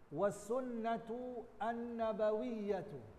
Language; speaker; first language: Arabic; non-native, learner; Indonesian